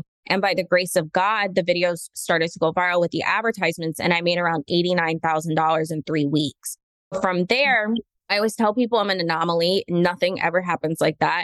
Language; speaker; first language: English; native; English